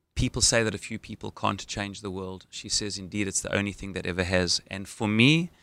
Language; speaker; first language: English; native; English